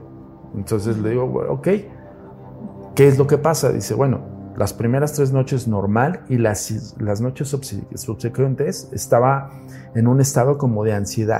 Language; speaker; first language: Spanish; native; Spanish